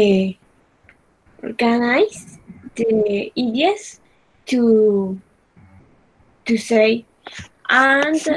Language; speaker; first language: English; non-native, learner; Spanish